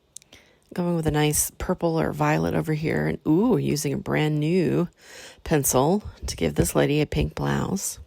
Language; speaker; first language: English; native; English